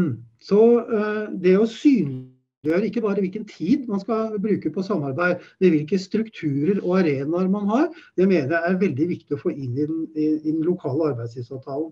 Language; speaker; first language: Norwegian; native; Norwegian